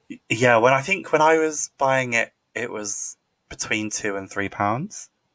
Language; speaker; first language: English; native; English